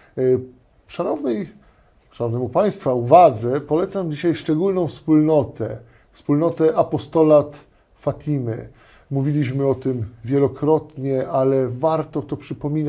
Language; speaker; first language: Polish; non-native, learner; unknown